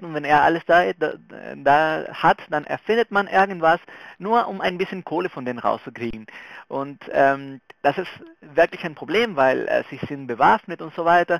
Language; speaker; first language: German; non-native, fluent; Spanish